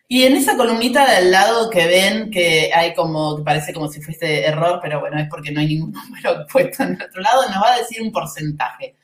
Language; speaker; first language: Spanish; native; Spanish